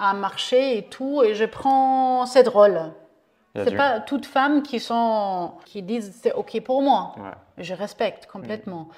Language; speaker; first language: French; non-native, fluent; German